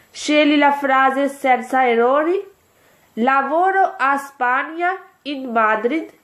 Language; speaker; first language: Italian; non-native, fluent; Urdu